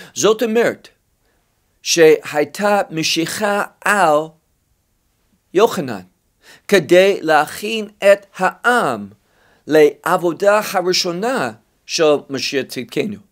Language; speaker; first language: Hebrew; non-native, fluent; English